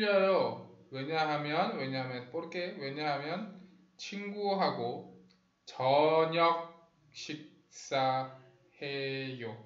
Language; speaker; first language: Korean; non-native, fluent; Spanish